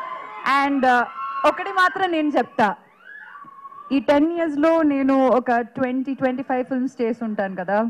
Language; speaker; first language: Telugu; non-native, fluent; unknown